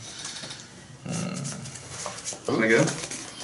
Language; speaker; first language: English; native; English